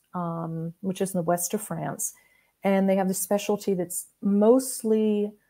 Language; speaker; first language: English; native; English